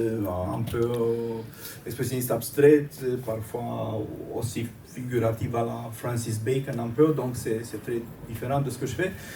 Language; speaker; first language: French; non-native, fluent; Romanian